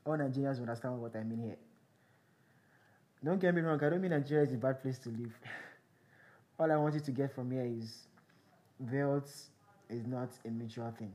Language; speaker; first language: English; non-native, local second language; Yoruba